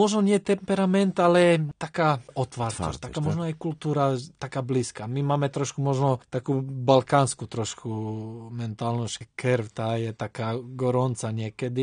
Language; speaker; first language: Polish; non-native, learner; Croatian